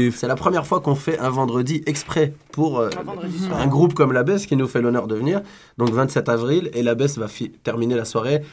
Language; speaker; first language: French; native; French